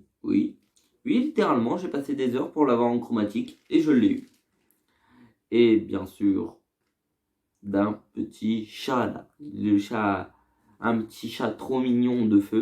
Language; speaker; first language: French; native; French